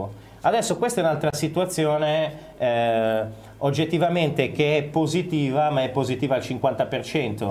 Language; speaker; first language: Italian; native; Italian